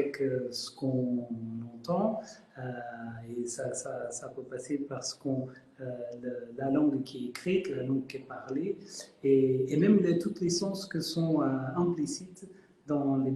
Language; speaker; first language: French; non-native, fluent; Spanish